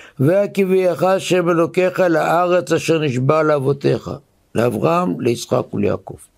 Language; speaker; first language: Hebrew; native; Hebrew